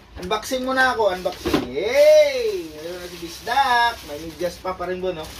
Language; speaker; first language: Filipino; non-native, local second language; Cebuano